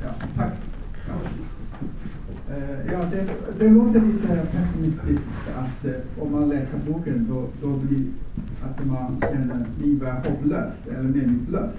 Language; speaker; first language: Swedish; non-native, fluent; Chinese